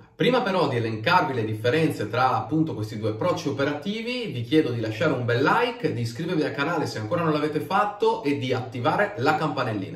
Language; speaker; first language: Italian; native; Italian